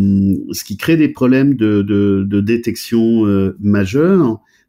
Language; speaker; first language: French; native; French